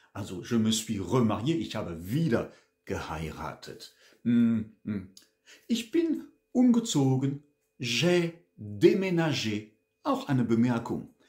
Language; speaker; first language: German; non-native, fluent; French